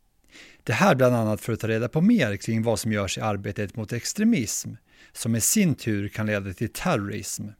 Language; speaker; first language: Swedish; native; Swedish